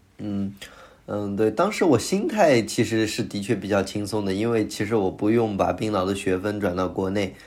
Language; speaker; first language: Chinese; native; Chinese